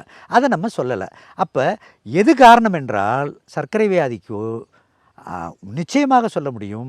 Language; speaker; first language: Tamil; native; Tamil